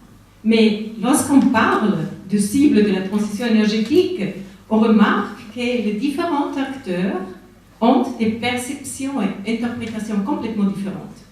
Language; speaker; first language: French; non-native, fluent; Spanish